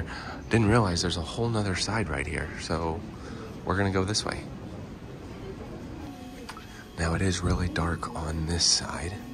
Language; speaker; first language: English; native; English